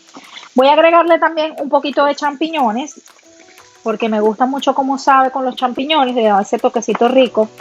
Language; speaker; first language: Spanish; native; Spanish